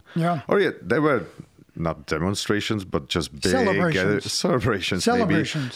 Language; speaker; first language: English; non-native, fluent; Czech